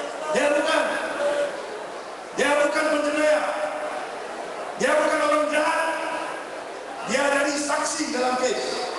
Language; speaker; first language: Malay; non-native, local second language; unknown